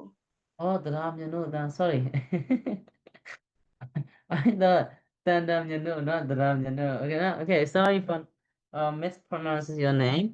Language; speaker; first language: English; non-native, fluent; Indonesian